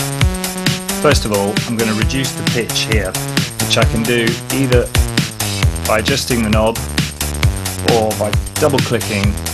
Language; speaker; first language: English; native; English